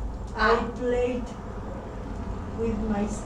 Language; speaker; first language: English; non-native, learner; Spanish